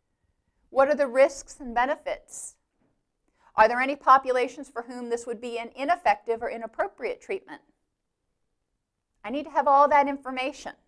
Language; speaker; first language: English; native; English